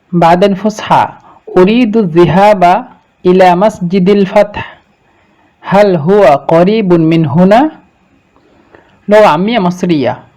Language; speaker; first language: Arabic; non-native, fluent; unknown